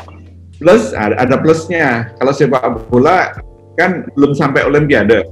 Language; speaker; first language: Indonesian; native; Indonesian